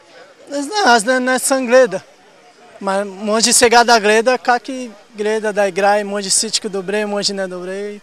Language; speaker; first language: Bulgarian; non-native, learner; Portuguese